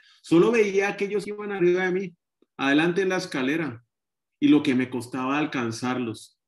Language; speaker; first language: Spanish; native; Spanish